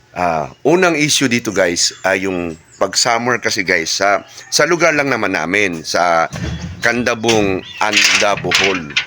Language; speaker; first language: Filipino; non-native, local second language; Cebuano